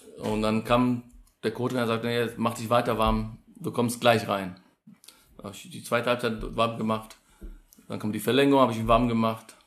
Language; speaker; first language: German; early bilingual, other home language; Polish